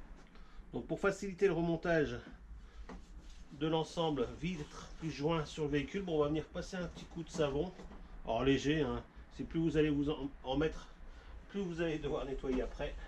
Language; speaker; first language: French; native; French